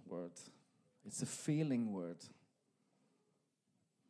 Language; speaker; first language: English; non-native, fluent; Norwegian